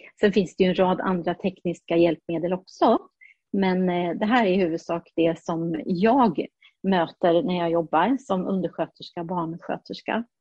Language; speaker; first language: Swedish; early bilingual, heritage; Swedish